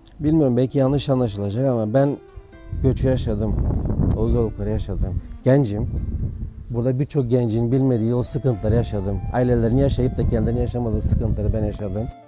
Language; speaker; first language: Turkish; native; Turkish